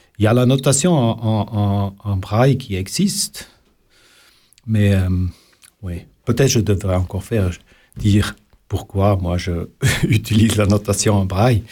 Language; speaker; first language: French; non-native, local second language; Swiss German